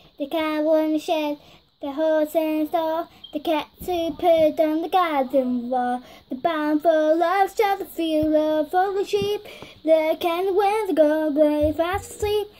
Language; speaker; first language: English; native; English